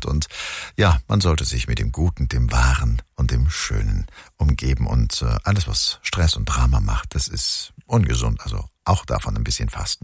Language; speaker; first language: German; native; German